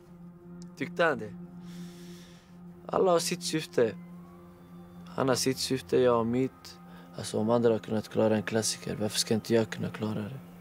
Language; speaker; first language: Swedish; non-native, local second language; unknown